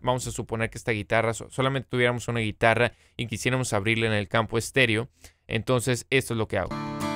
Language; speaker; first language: Spanish; native; Spanish